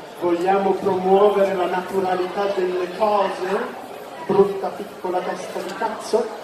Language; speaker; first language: Italian; early bilingual, other home language; Arabic